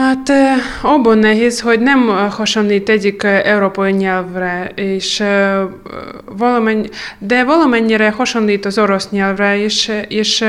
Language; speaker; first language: Hungarian; non-native, fluent; Russian